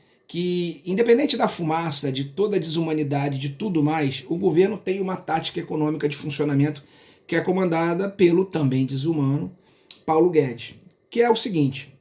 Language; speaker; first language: Portuguese; native; Portuguese